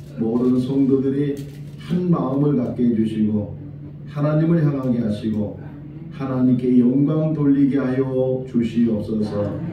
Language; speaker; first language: Korean; native; Korean